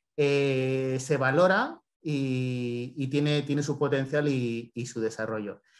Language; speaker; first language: Spanish; native; Spanish